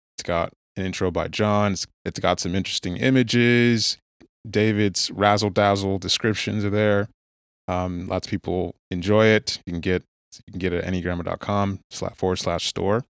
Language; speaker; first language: English; non-native, local second language; Igbo